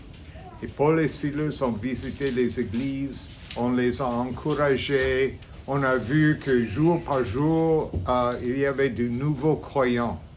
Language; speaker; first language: French; non-native, fluent; English